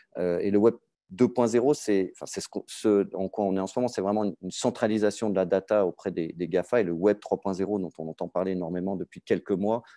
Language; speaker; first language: French; native; French